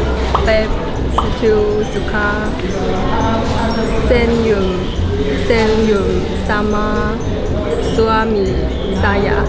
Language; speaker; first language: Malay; non-native, learner; Chinese